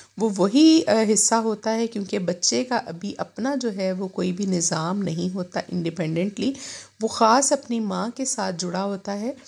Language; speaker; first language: Urdu; native; Urdu